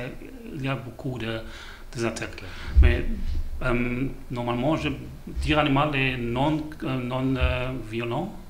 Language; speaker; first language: French; non-native, learner; German